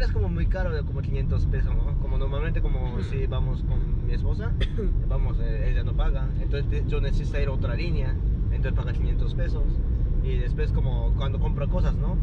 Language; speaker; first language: Spanish; non-native, learner; Japanese